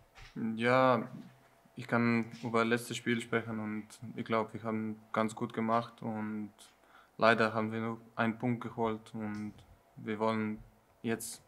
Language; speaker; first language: German; non-native, learner; Slovenian